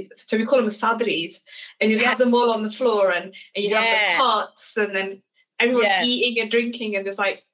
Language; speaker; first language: English; native; English